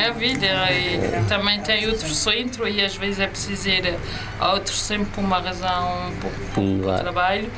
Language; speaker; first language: Portuguese; early bilingual, heritage; Portuguese